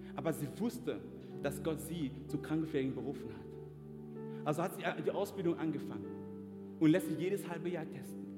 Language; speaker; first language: German; non-native, fluent; French